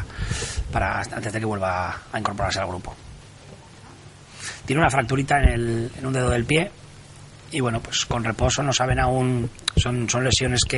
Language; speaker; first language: Spanish; native; Spanish